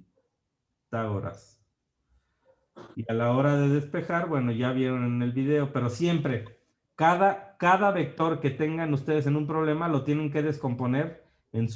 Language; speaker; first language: Spanish; native; Spanish